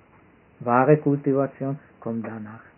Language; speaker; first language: German; non-native, fluent; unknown